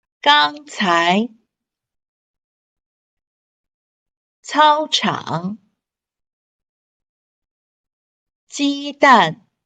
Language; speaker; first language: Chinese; non-native, fluent; English